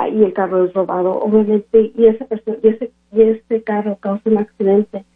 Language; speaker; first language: Spanish; early bilingual, other home language; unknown